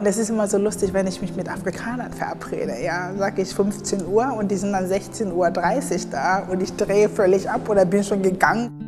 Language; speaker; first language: German; early bilingual, other home language; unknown